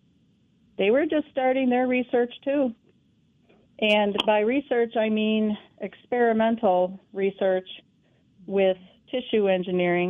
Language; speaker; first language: English; native; English